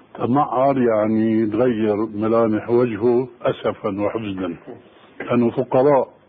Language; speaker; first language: Arabic; early bilingual, other home language; Albanian